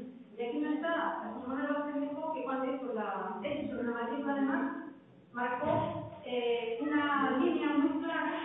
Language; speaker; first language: Spanish; native; Spanish